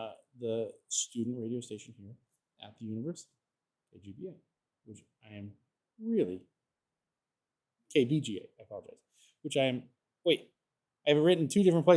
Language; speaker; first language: English; native; English